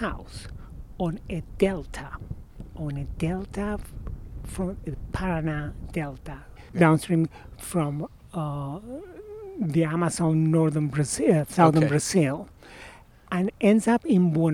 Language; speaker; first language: English; non-native, fluent; Spanish